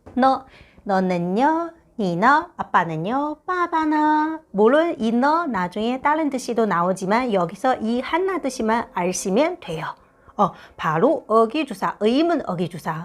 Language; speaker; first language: Korean; non-native, fluent; Chinese